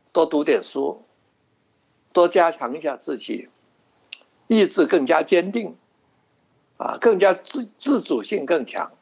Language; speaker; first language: Chinese; non-native, local second language; Cantonese